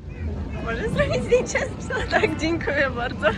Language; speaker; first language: Polish; non-native, learner; Russian